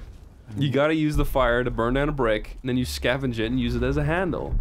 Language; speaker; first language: English; native; English